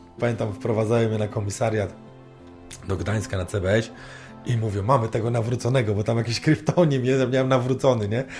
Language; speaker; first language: Polish; native; Polish